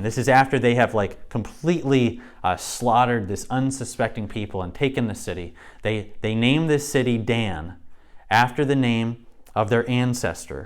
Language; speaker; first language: English; native; English